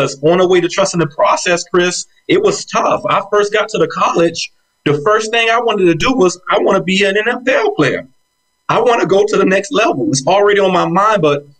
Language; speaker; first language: English; native; English